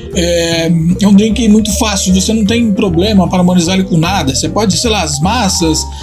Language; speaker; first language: Portuguese; non-native, fluent; Italian